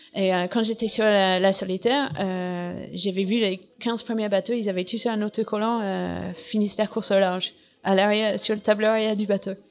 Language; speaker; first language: French; non-native, fluent; English